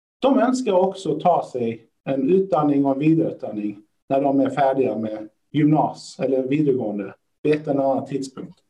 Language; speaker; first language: Swedish; early bilingual, other home language; Persian